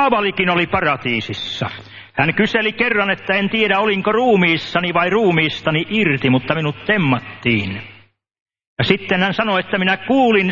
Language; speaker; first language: Finnish; native; Finnish